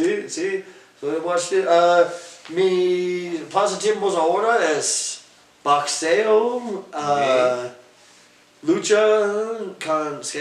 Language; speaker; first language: Spanish; non-native, learner; English